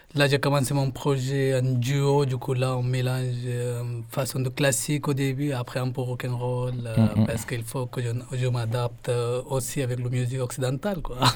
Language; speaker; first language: French; non-native, fluent; Hindi